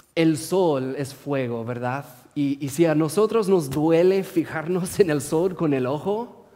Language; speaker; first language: Spanish; non-native, fluent; English